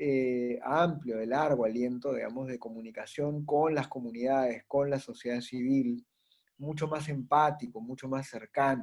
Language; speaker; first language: Spanish; native; Spanish